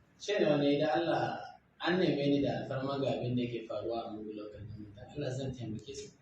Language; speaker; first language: Hausa; non-native, local second language; Fula